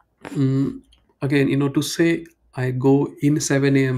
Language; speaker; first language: English; non-native, local second language; Hindi